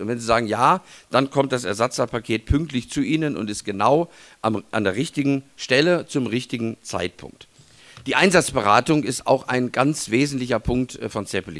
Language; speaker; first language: German; native; German